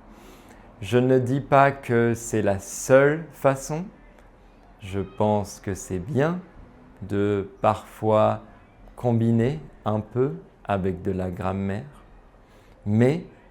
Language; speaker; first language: French; native; French